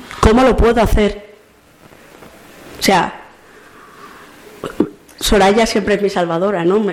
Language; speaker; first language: Spanish; native; Spanish